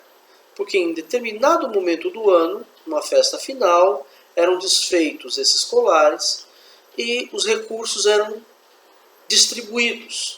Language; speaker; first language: Portuguese; native; Portuguese